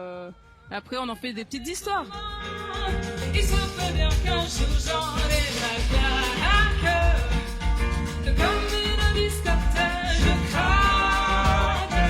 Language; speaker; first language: French; native; French